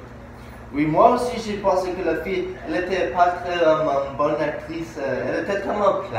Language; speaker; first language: French; non-native, learner; English